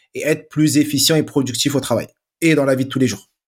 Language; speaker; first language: French; native; French